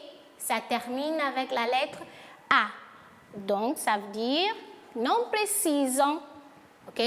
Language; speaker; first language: French; non-native, fluent; Portuguese